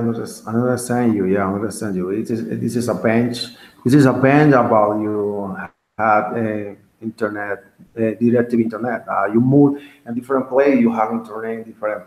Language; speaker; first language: English; non-native, learner; Spanish